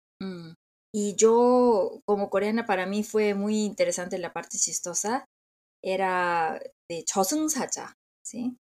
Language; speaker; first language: Spanish; non-native, fluent; Korean